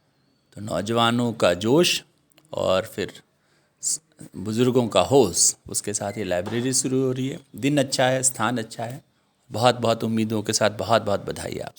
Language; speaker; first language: Hindi; native; Hindi